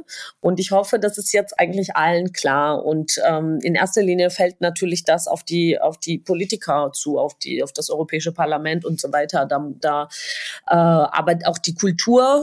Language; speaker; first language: German; non-native, fluent; Georgian